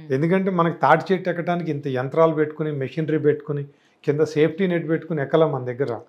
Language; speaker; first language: Telugu; native; Telugu